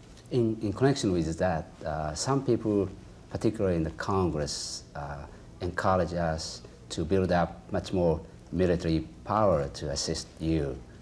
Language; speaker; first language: English; non-native, fluent; Japanese